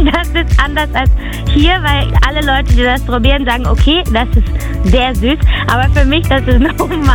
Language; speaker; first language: German; non-native, fluent; Portuguese